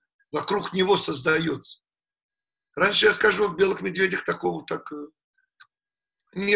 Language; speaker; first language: Russian; native; Russian